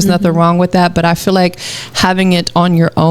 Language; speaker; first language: English; native; English